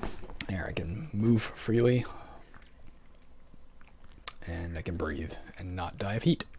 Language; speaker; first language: English; native; English